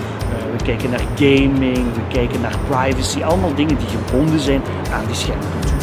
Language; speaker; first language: Dutch; native; Dutch